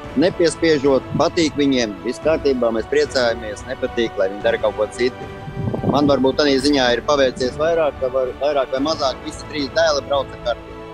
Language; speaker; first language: Latvian; native; Latvian